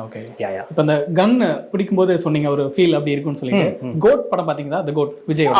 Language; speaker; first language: Tamil; native; Tamil